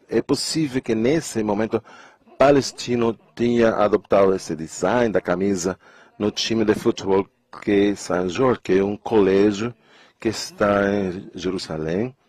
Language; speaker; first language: Portuguese; non-native, fluent; Spanish